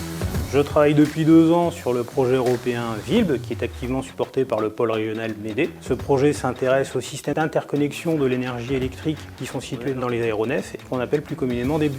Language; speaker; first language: French; native; French